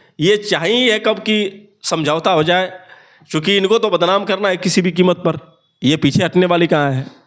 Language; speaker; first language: Hindi; native; Hindi